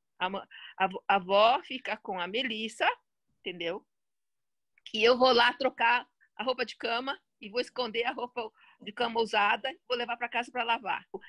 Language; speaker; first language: Portuguese; early bilingual, other home language; Chinese